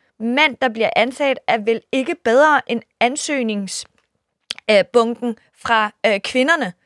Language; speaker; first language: Danish; early bilingual, other home language; Kurdish